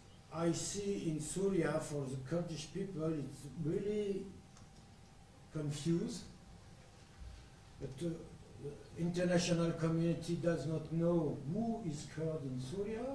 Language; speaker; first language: English; non-native, learner; French